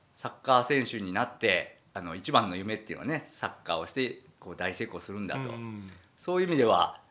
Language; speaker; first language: Japanese; native; Japanese